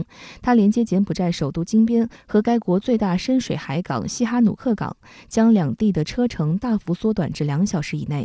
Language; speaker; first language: Chinese; native; Chinese